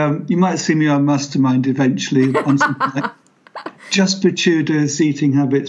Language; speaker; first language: English; native; English